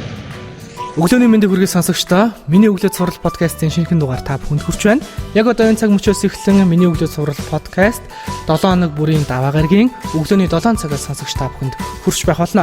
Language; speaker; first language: Mongolian; native; Mongolian